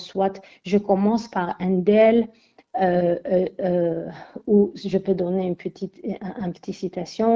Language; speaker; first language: French; non-native, fluent; Armenian